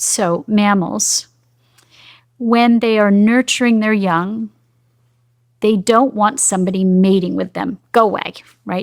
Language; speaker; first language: English; native; English